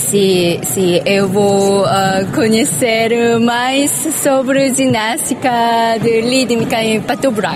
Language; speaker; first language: Portuguese; non-native, learner; Korean